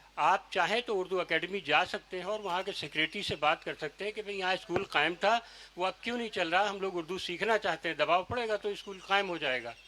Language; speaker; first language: Urdu; native; Urdu